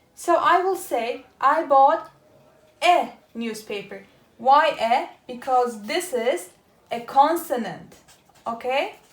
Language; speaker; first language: English; non-native, fluent; Turkish